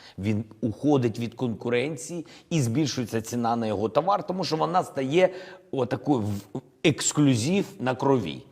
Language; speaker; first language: Ukrainian; non-native, local second language; Russian